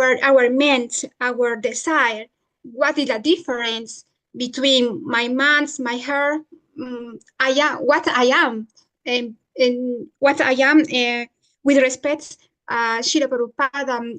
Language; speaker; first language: English; non-native, learner; Italian